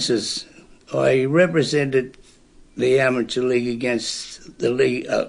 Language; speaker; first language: English; native; English